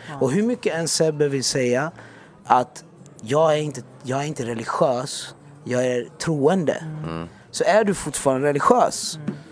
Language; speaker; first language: Swedish; native; Swedish